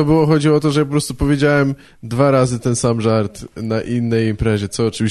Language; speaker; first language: Polish; native; Polish